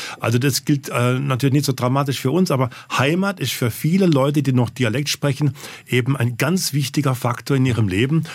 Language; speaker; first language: German; native; German